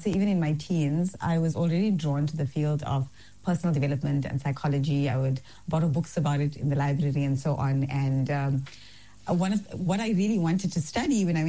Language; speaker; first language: English; native; English